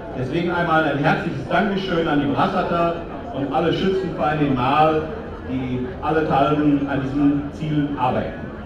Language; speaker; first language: German; native; German